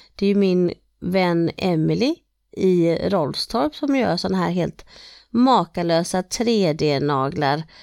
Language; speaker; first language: Swedish; native; Swedish